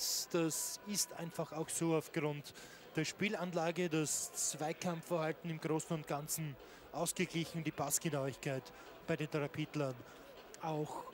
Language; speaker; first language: German; native; German